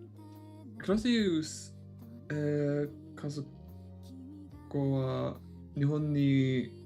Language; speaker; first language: Japanese; non-native, learner; English